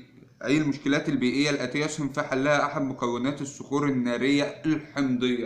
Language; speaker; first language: Arabic; native; Arabic